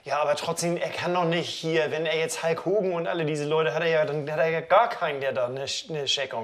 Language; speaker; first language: German; native; German